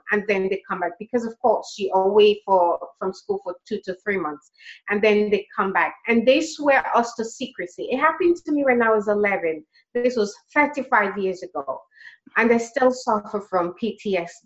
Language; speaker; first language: English; non-native, local second language; Krio